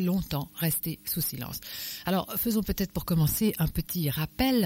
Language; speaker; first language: French; native; French